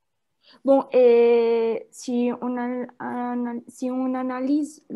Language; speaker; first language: French; non-native, fluent; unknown